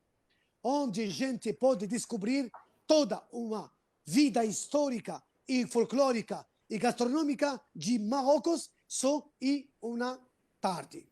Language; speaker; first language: Portuguese; non-native, fluent; Arabic